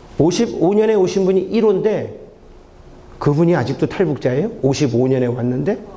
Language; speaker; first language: Korean; native; Korean